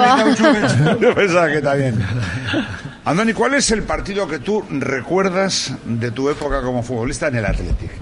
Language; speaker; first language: Spanish; native; Spanish